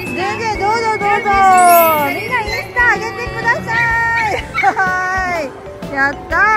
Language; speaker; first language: Japanese; native; Japanese